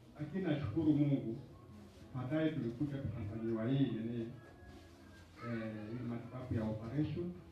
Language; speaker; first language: Swahili; non-native, local second language; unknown